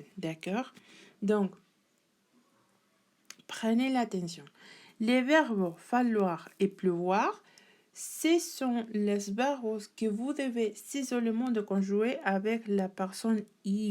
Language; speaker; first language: French; non-native, learner; Spanish